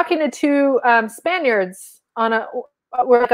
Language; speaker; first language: English; non-native, fluent; Spanish